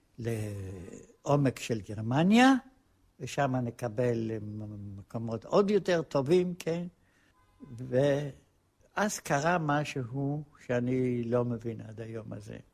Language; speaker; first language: Hebrew; non-native, fluent; Polish